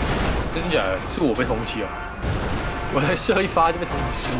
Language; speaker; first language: Chinese; native; Chinese